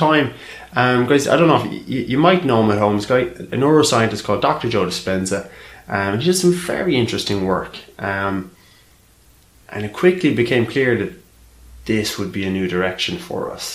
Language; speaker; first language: English; native; English